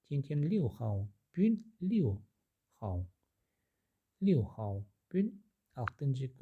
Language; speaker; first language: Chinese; non-native, learner; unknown